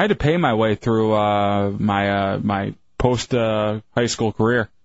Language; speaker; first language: English; native; English